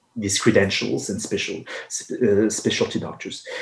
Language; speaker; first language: English; non-native, fluent; French